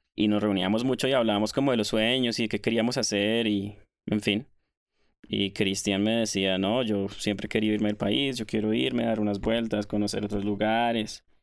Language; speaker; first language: Spanish; native; Spanish